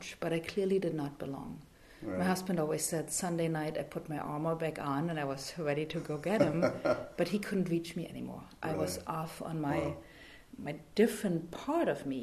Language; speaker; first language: English; non-native, fluent; German